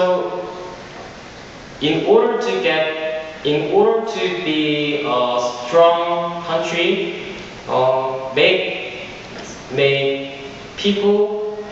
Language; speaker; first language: English; non-native, fluent; Korean